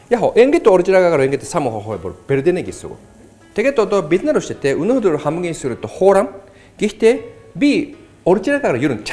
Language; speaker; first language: Mongolian; non-native, fluent; Japanese